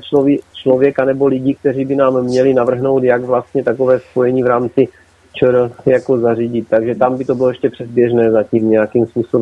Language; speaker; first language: Czech; native; Czech